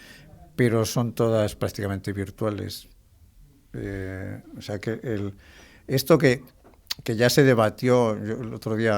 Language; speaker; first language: Spanish; native; Spanish